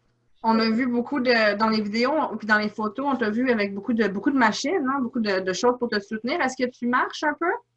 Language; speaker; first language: French; native; French